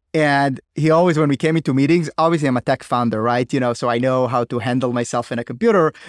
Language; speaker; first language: English; non-native, fluent; Hebrew